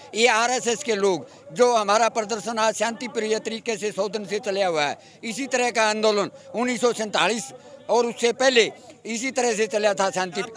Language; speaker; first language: Hindi; native; Hindi